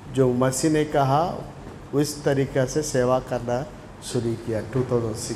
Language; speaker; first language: Hindi; non-native, local second language; Telugu